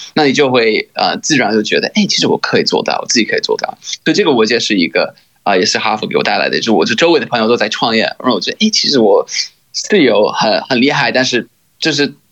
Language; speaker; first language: Chinese; non-native, fluent; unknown